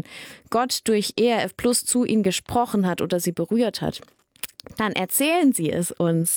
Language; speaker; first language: German; native; German